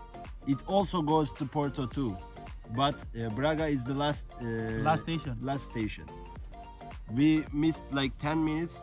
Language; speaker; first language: English; non-native, fluent; Turkish